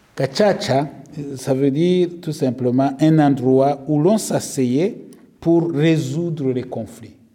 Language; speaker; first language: French; non-native, local second language; Kinyarwanda